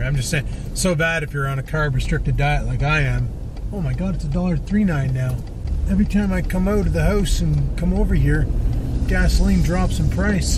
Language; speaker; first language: English; native; English